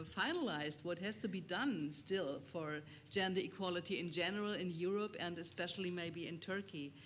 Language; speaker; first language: English; non-native, fluent; German